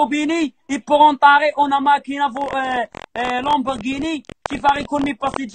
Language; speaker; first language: Italian; non-native, learner; Arabic